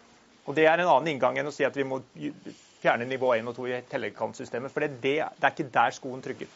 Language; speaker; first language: Norwegian; native; Norwegian